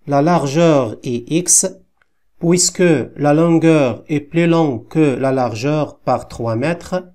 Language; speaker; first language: French; non-native, local second language; Arabic